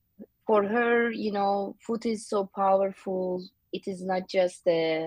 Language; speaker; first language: English; non-native, fluent; Turkish